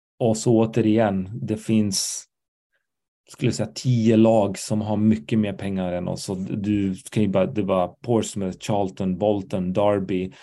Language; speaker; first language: Swedish; early bilingual, other home language; Arabic